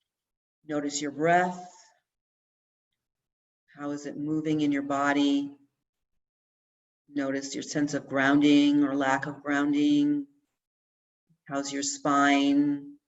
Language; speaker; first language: English; native; English